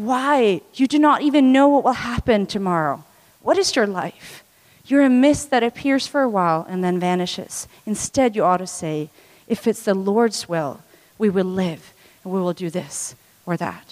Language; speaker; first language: English; non-native, local second language; Swedish